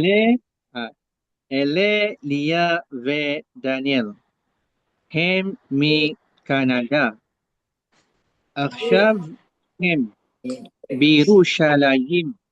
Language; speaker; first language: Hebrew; non-native, learner; Indonesian